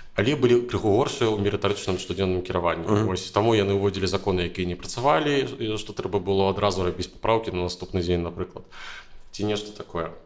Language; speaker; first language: Belarusian; native; Belarusian